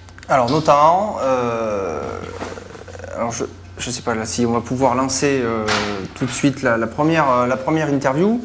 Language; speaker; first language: French; native; French